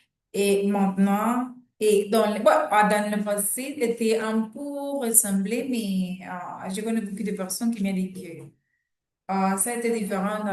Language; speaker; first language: French; non-native, learner; Spanish